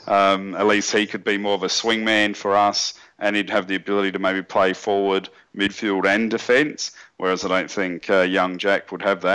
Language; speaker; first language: English; native; English